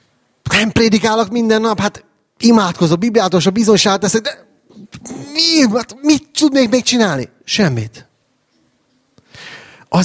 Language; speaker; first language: Hungarian; native; Hungarian